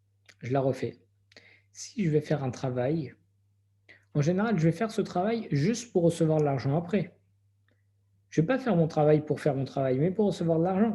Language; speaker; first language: French; native; French